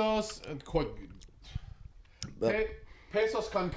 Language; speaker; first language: Spanish; non-native, learner; English